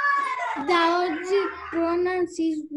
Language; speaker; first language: English; non-native, learner; Spanish